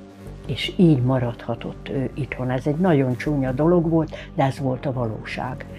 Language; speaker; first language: Hungarian; native; Hungarian